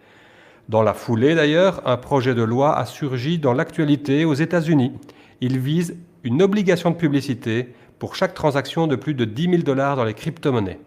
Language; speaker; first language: French; native; French